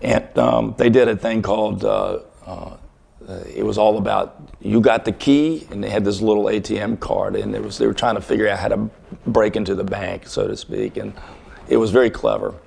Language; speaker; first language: English; native; English